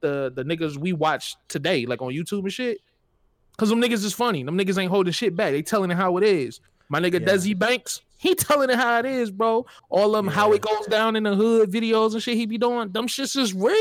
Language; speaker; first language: English; native; English